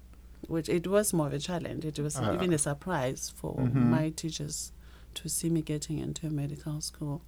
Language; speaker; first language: English; non-native, local second language; Northern Sotho